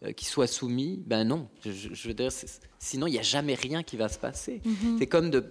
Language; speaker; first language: French; native; French